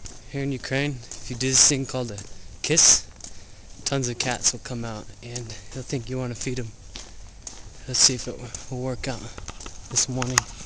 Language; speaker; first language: English; native; English